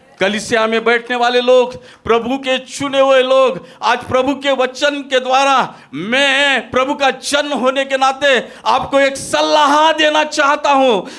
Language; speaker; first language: Hindi; non-native, local second language; Marathi